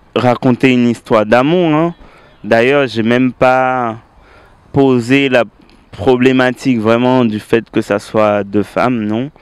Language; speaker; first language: French; native; French